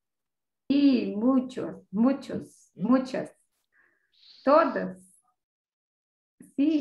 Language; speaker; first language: Spanish; non-native, learner; Portuguese